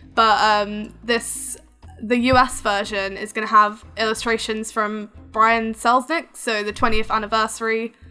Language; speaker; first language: English; native; English